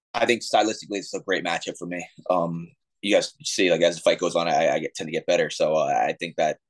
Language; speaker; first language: English; native; English